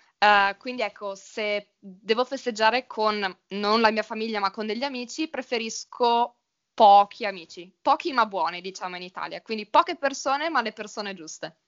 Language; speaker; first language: Italian; native; Italian